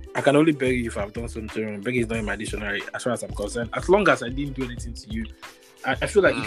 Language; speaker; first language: English; non-native, local second language; Igbo